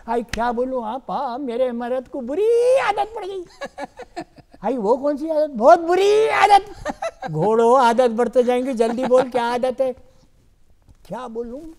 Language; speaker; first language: Hindi; non-native, local second language; Urdu